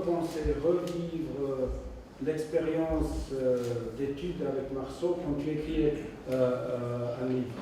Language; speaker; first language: French; non-native, fluent; Serbian